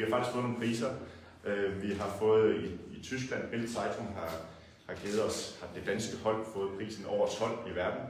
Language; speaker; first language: Danish; native; Danish